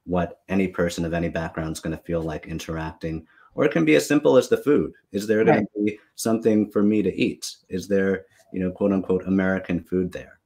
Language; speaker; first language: English; native; English